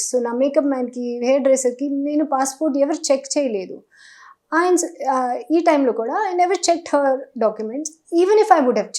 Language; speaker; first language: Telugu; non-native, learner; Hindi